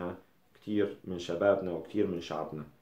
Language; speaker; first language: Arabic; native; Arabic